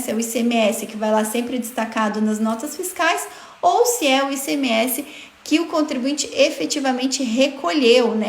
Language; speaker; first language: Portuguese; native; Portuguese